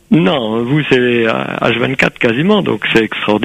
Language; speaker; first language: French; native; French